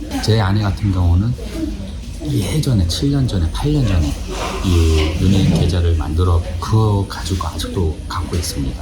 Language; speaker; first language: Korean; native; Korean